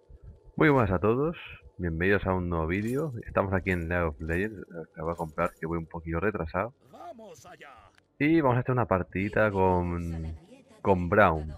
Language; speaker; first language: Spanish; native; Spanish